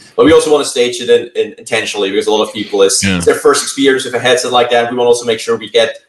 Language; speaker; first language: English; non-native, fluent; Swiss German